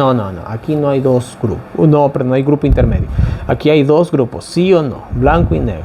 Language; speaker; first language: Spanish; native; Spanish